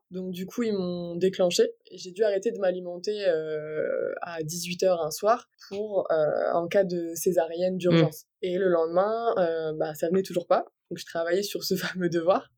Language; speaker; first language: French; native; French